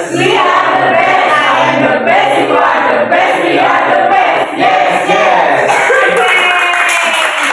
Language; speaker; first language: English; non-native, learner; Indonesian